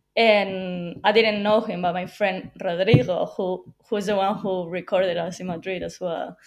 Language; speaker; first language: English; non-native, fluent; Spanish